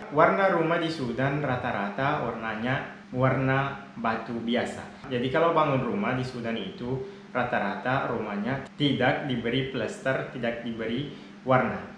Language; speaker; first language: Indonesian; non-native, fluent; Arabic